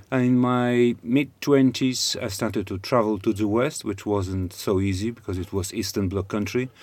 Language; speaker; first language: English; non-native, fluent; Polish